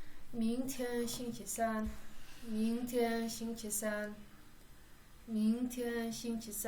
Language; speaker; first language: Chinese; non-native, fluent; Kyrgyz